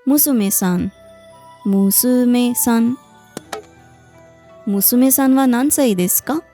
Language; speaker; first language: Japanese; non-native, fluent; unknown